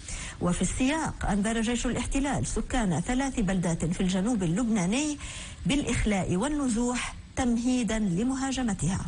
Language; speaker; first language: Arabic; native; Arabic